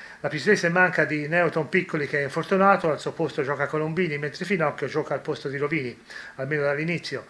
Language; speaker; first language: Italian; native; Italian